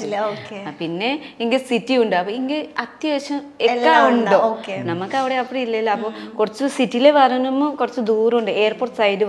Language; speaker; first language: Malayalam; non-native, learner; Nepali